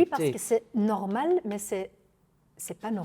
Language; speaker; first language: French; non-native, local second language; Dutch